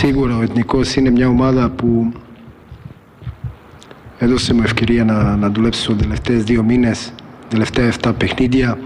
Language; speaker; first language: Greek; non-native, fluent; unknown